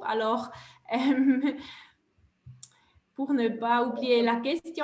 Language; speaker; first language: French; non-native, local second language; German